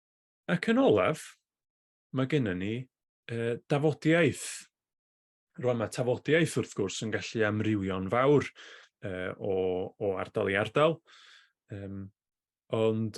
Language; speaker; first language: Welsh; native; Welsh